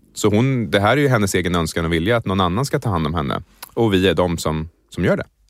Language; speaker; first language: Swedish; native; Swedish